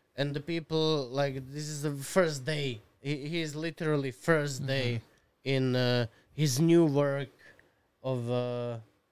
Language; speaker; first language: English; non-native, fluent; Slovak